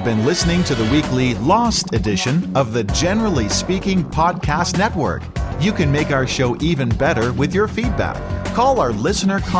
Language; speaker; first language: English; native; English